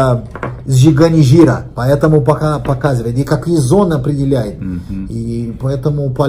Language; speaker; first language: Russian; non-native, learner; Portuguese